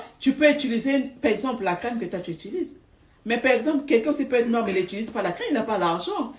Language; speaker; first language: French; non-native, local second language; Lingala